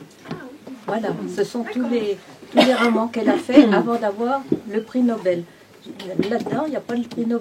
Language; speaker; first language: French; native; French